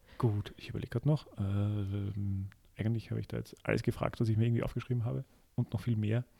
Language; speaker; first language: German; native; German